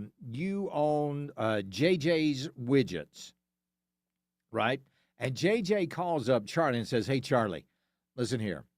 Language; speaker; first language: English; native; English